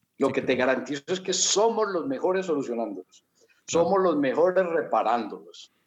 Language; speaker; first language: Spanish; native; Spanish